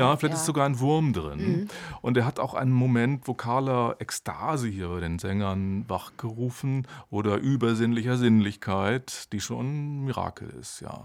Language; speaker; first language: German; native; German